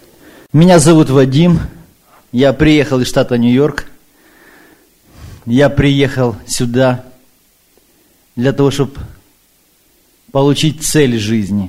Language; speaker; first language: Russian; early bilingual, heritage; Ukrainian